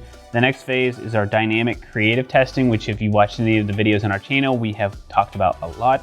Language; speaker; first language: English; native; English